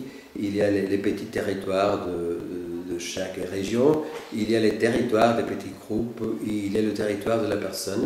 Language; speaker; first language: French; non-native, fluent; Spanish